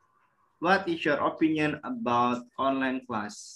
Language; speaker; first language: English; non-native, learner; Indonesian